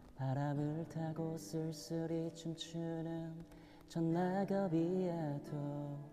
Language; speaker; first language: Korean; native; Korean